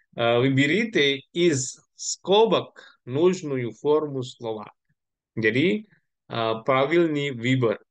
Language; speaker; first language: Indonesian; non-native, local second language; Javanese